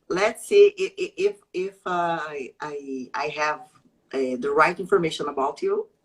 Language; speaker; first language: English; non-native, learner; Portuguese